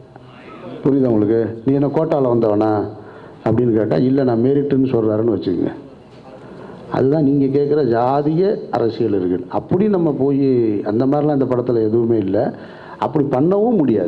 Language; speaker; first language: Tamil; native; Tamil